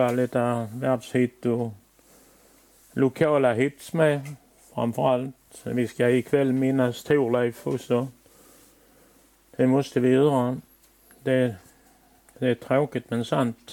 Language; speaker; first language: Swedish; native; Swedish